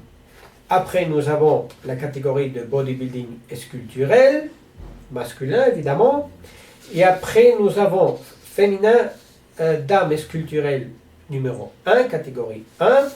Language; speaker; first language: French; non-native, learner; Spanish